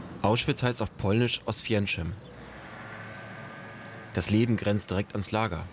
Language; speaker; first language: German; native; German